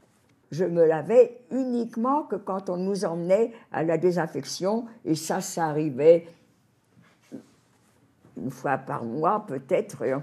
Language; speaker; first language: French; native; French